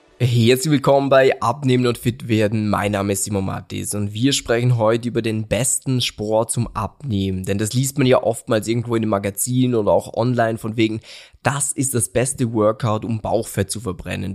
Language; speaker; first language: German; native; German